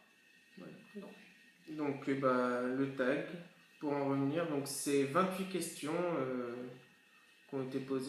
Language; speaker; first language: French; native; French